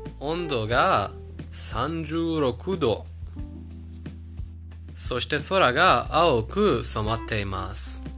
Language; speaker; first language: Japanese; non-native, learner; Persian